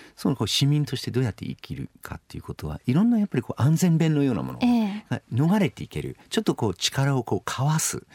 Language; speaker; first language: Japanese; non-native, fluent; English